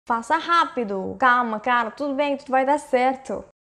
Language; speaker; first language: Portuguese; non-native, fluent; Korean